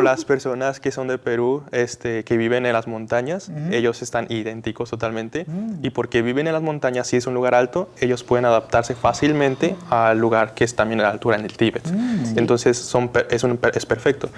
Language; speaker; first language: Spanish; native; Spanish